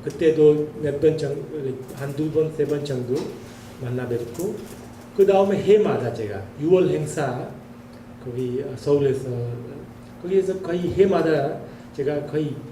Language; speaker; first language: Korean; non-native, learner; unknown